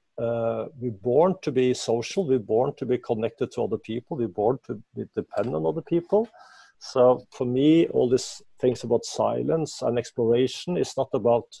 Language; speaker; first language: English; non-native, fluent; Norwegian